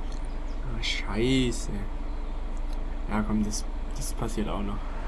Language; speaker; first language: German; native; German